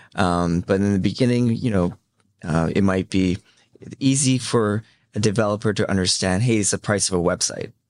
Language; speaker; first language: English; early bilingual, other home language; Cantonese